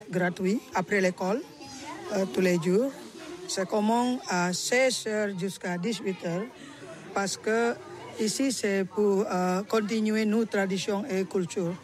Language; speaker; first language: French; non-native, learner; Indonesian